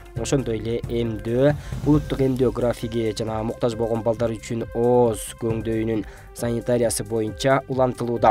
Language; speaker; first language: Kyrgyz; native; Kyrgyz